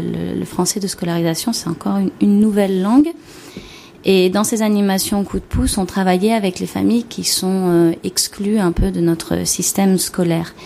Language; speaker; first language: French; native; French